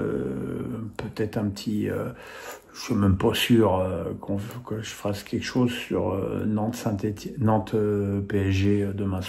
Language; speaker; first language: French; native; French